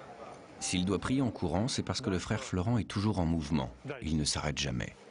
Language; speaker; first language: French; native; French